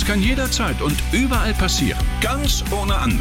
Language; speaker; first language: German; native; German